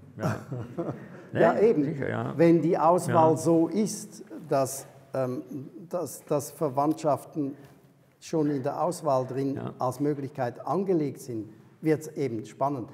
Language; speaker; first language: German; native; German